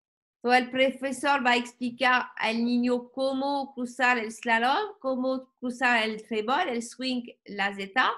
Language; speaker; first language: Spanish; non-native, learner; French